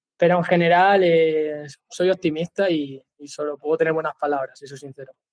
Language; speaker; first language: Spanish; native; Spanish